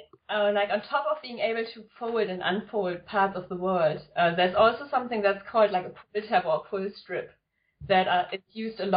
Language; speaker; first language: English; non-native, fluent; German